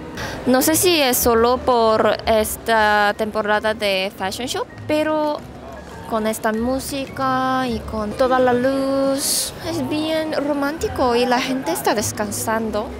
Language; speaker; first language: Spanish; non-native, fluent; Korean